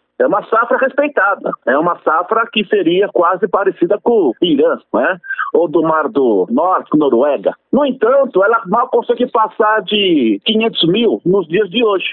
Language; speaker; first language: Portuguese; native; Portuguese